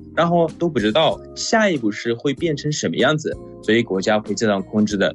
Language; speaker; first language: Chinese; non-native, fluent; Persian